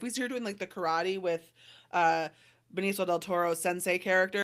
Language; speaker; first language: English; native; English